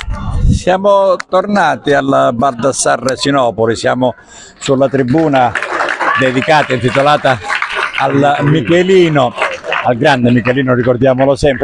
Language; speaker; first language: Italian; native; Italian